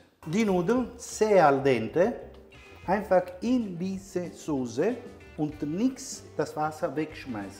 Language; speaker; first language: German; non-native, fluent; Italian